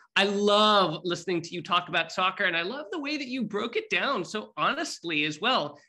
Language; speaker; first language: English; native; English